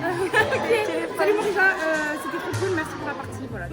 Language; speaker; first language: French; native; French